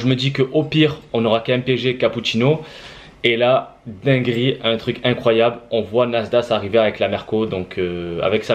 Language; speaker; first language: French; native; French